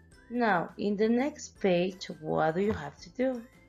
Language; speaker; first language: English; non-native, fluent; Spanish